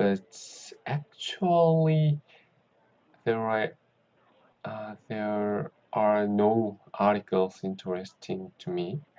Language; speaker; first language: English; non-native, learner; Korean